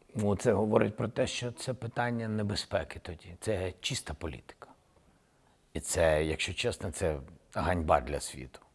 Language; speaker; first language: Ukrainian; non-native, local second language; Russian